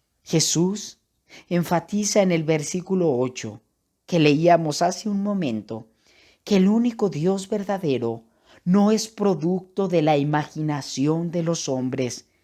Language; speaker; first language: Spanish; native; Spanish